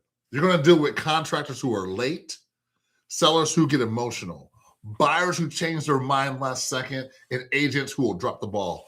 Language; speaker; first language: English; native; English